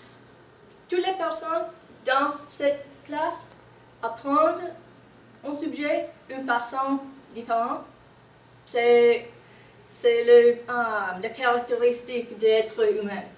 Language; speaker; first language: French; non-native, learner; English